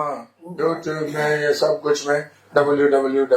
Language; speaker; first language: Hindi; non-native, learner; Nepali